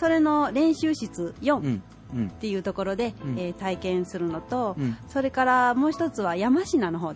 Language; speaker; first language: Japanese; native; Japanese